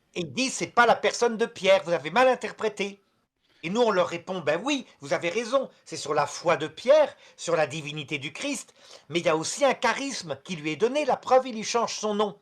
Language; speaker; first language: French; native; French